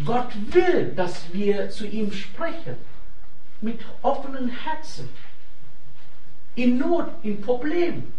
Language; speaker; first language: German; non-native, fluent; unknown